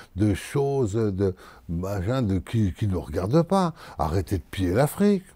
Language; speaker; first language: French; native; French